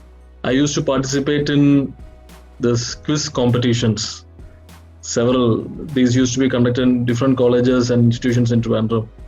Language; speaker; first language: English; non-native, local second language; Malayalam